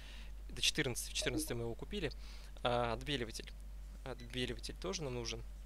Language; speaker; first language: Russian; native; Russian